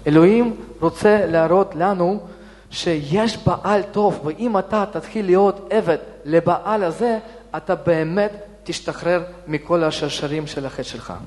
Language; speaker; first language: Hebrew; non-native, fluent; Russian